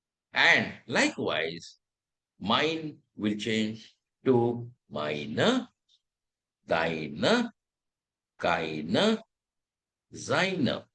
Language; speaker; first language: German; non-native, fluent; Telugu